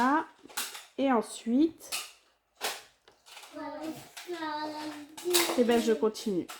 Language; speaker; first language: French; native; French